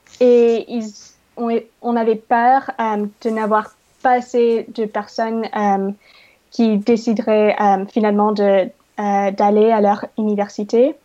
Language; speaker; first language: French; non-native, learner; English